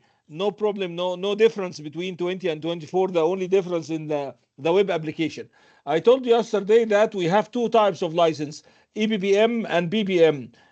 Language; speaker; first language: English; non-native, fluent; Arabic